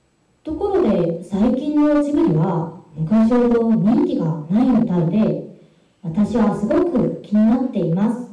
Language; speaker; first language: Japanese; non-native, fluent; Korean